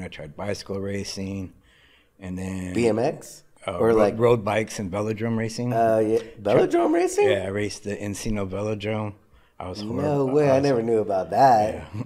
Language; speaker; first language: English; native; English